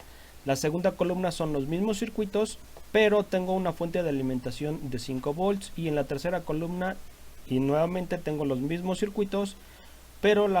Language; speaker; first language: Spanish; native; Spanish